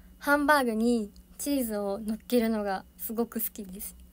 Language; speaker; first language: Japanese; native; Japanese